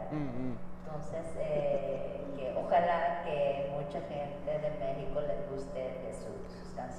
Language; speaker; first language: Spanish; non-native, fluent; Japanese